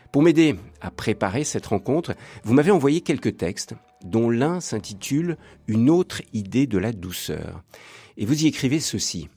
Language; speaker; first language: French; native; French